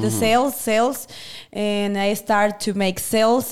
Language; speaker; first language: English; non-native, learner; Spanish